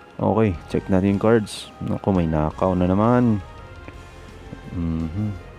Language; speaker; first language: Filipino; native; Filipino